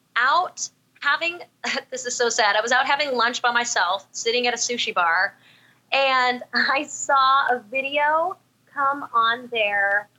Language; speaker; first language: English; native; English